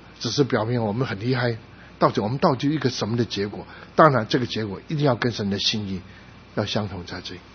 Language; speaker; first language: Chinese; non-native, local second language; Cantonese